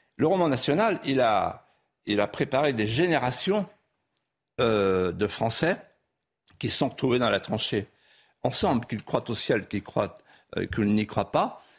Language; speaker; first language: French; non-native, local second language; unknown